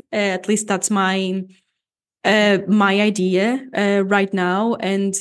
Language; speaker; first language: English; non-native, fluent; Portuguese